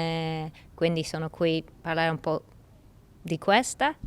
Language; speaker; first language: Italian; non-native, learner; English